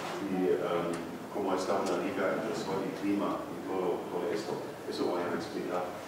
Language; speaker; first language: Spanish; non-native, learner; German